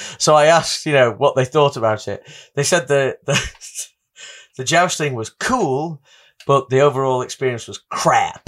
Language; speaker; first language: English; native; English